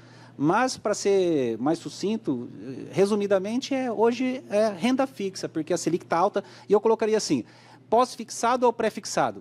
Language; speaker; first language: Portuguese; native; Portuguese